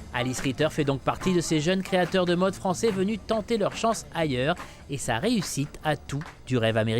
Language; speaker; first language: French; native; French